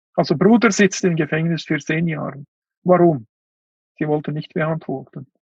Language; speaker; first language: German; non-native, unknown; Uyghur